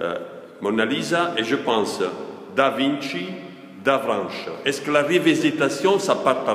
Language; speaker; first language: French; non-native, fluent; Italian